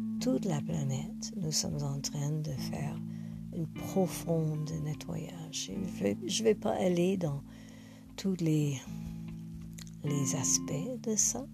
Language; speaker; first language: French; non-native, fluent; English